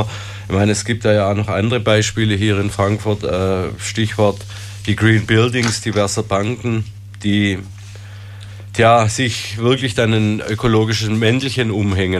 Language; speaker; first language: German; native; German